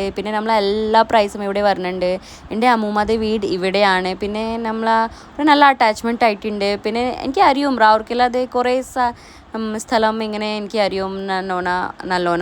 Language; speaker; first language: Malayalam; non-native, learner; Hindi